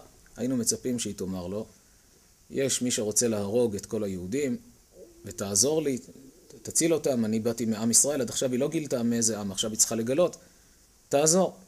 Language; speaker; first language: Hebrew; native; Hebrew